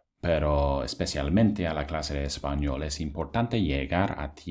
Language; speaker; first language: Spanish; non-native, fluent; English